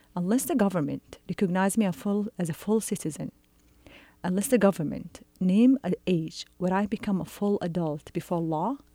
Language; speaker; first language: English; non-native, fluent; Arabic